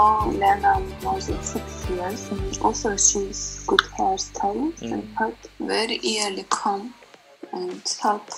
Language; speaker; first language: English; non-native, learner; Russian